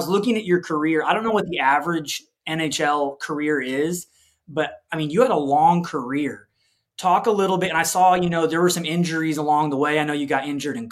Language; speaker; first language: English; native; English